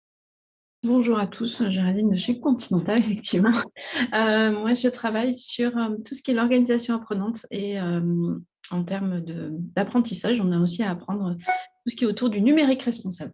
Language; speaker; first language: French; native; French